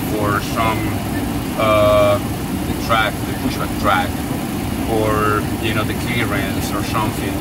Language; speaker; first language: English; non-native, fluent; Spanish